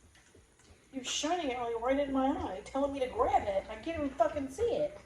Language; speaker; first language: English; native; English